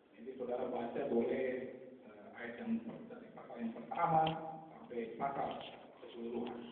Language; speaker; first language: Indonesian; native; Indonesian